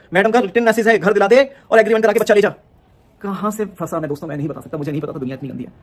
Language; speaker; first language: Hindi; native; Hindi